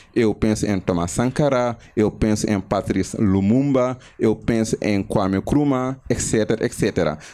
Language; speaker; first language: Portuguese; non-native, fluent; Wolof